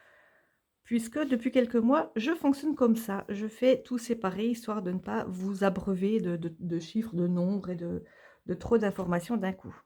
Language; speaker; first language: French; native; French